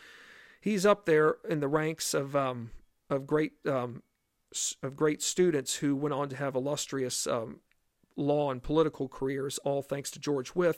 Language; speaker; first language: English; native; English